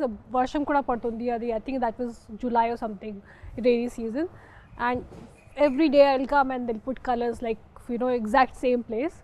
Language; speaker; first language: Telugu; non-native, local second language; Hindi